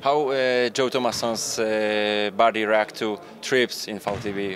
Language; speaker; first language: English; non-native, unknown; Polish